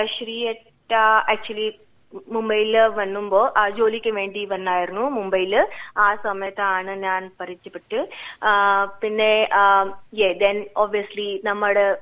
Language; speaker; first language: Malayalam; non-native, fluent; Marathi